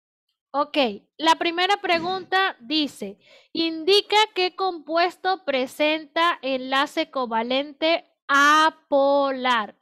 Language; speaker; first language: Spanish; native; Spanish